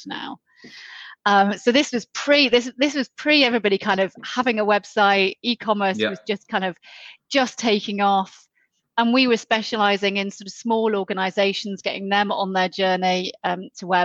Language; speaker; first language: English; native; English